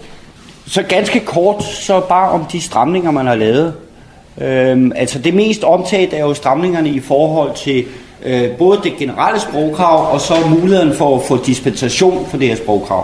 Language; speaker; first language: Danish; native; Danish